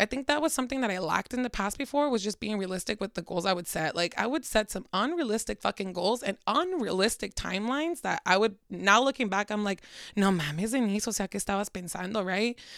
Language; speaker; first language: English; early bilingual, other home language; Spanish